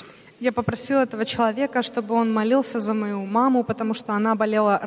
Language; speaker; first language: Russian; native; Russian